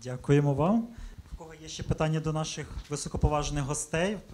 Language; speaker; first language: Ukrainian; native; Ukrainian